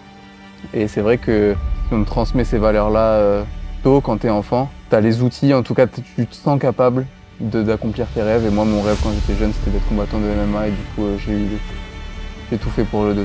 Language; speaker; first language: French; native; French